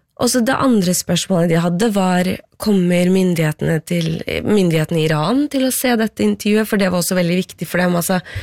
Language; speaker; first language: Norwegian; early bilingual, other home language; Persian